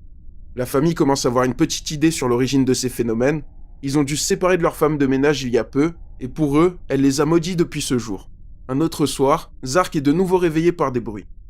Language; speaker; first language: French; native; French